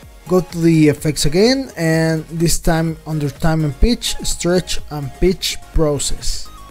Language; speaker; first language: English; non-native, fluent; Spanish